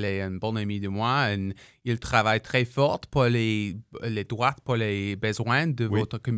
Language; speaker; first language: French; non-native, local second language; English